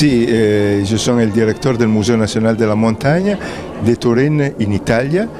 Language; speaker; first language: Spanish; non-native, fluent; Italian